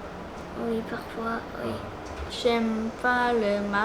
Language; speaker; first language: French; non-native, learner; Korean